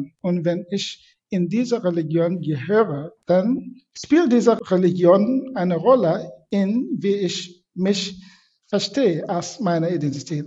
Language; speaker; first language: German; non-native, fluent; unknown